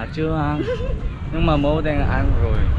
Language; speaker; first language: Vietnamese; non-native, learner; Korean